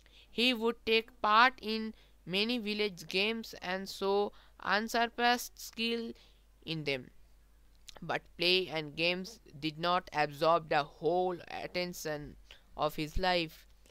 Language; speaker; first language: English; non-native, local second language; Bangla